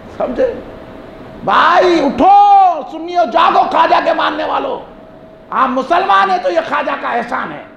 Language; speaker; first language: Urdu; native; Urdu